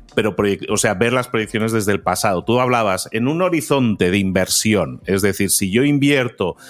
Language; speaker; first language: Spanish; native; Spanish